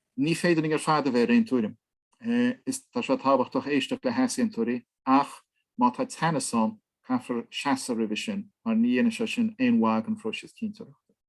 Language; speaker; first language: Irish; native; Irish